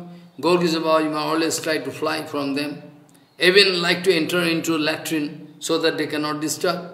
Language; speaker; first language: English; non-native, local second language; Bangla